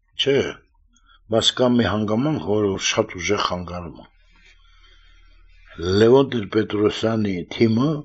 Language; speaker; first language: Armenian; native; Armenian